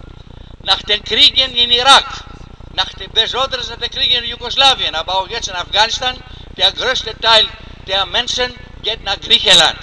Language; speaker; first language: German; non-native, fluent; Greek